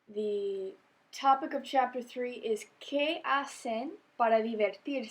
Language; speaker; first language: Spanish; non-native, fluent; English